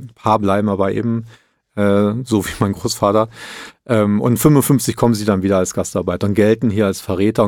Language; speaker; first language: German; early bilingual, other home language; Italian